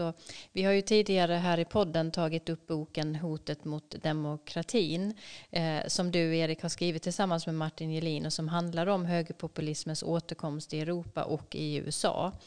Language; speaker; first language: Swedish; native; Swedish